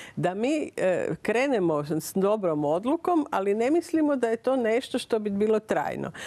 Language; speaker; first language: Croatian; native; Croatian